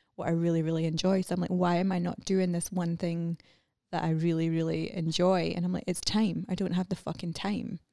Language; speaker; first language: English; native; English